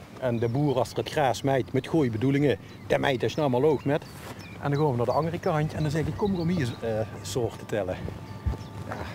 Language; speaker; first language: Dutch; native; Dutch